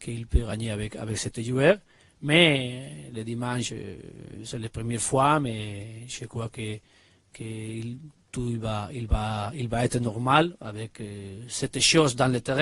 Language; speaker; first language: French; non-native, learner; Spanish